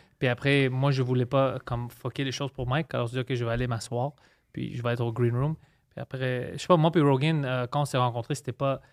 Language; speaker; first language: French; early bilingual, other home language; Greek